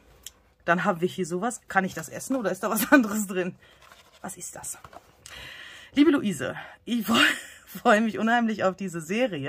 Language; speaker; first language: German; native; German